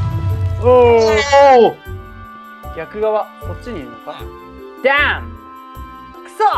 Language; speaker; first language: Japanese; native; Japanese